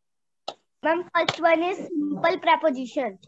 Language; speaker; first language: English; non-native, learner; Hindi